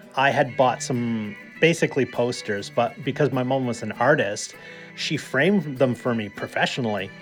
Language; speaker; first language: English; native; English